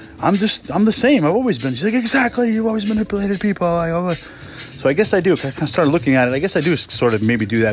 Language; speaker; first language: English; native; English